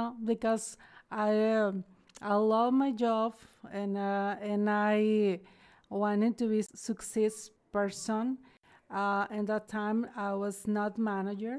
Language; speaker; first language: English; non-native, fluent; Spanish